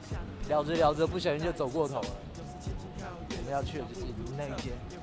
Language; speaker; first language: Chinese; native; Chinese